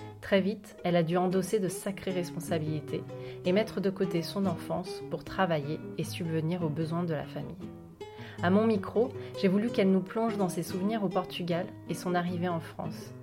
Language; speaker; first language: French; native; French